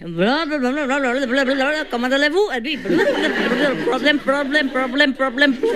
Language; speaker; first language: French; non-native, learner; Vietnamese